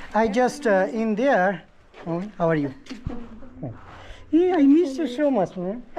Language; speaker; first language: English; non-native, local second language; Bangla